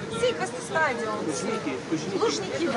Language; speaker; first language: Italian; non-native, learner; Russian